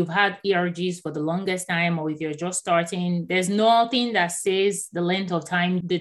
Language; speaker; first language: English; non-native, local second language; Yoruba